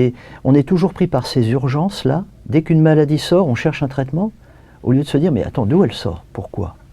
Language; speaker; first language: French; native; French